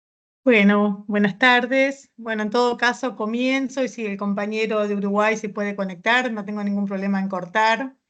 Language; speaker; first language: Spanish; native; Spanish